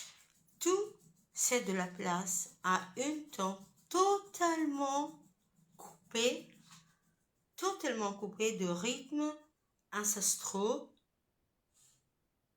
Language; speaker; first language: French; non-native, fluent; Italian